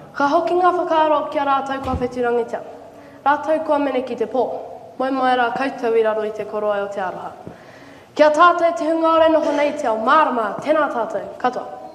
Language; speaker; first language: Māori; native; Māori